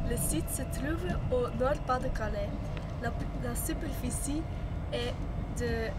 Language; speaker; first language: French; non-native, learner; Dutch